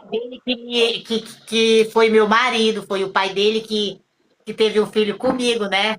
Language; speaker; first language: Portuguese; native; Portuguese